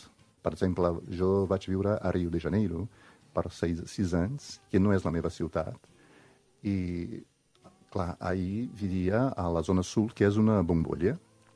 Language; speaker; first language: Catalan; non-native, fluent; Portuguese